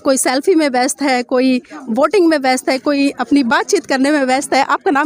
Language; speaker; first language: Hindi; native; Hindi